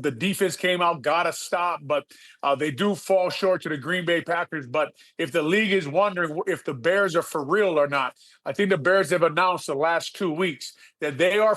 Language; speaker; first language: English; native; English